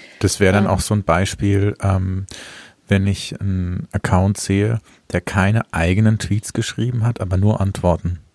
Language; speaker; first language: German; native; German